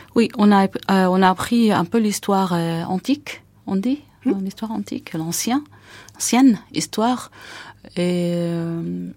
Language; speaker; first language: French; non-native, fluent; Arabic